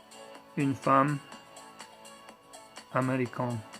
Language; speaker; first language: French; non-native, learner; English